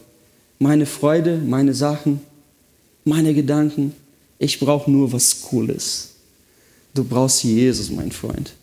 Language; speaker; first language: German; non-native, fluent; Portuguese